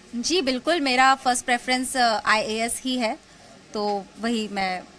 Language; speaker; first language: Hindi; native; Hindi